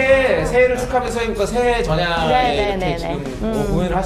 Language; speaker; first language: Korean; native; Korean